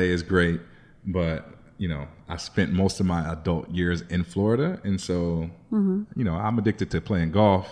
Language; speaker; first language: English; native; English